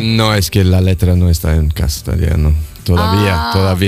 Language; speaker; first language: Spanish; non-native, fluent; English